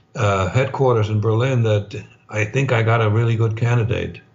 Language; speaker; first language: English; non-native, fluent; German